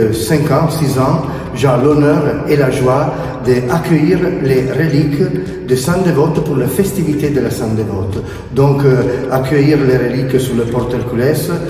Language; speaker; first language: French; non-native, fluent; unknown